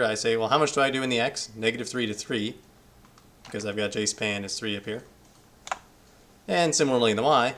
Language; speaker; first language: English; native; English